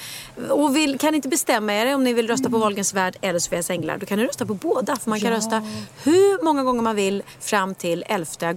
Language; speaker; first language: Swedish; native; Swedish